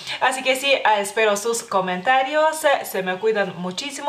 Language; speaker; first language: Spanish; non-native, fluent; Lithuanian